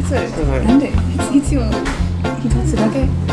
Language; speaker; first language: Japanese; non-native, learner; English